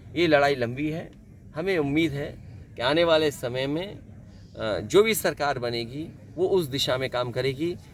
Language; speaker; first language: Hindi; native; Hindi